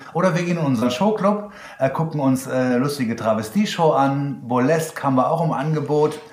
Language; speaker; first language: German; native; German